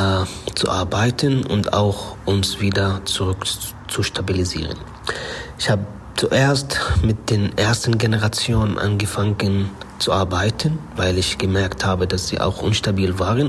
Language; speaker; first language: German; non-native, fluent; Arabic